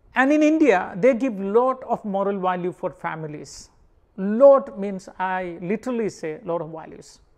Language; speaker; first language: English; non-native, local second language; Malayalam